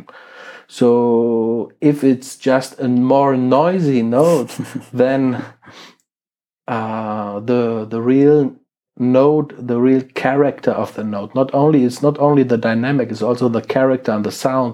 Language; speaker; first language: English; non-native, fluent; German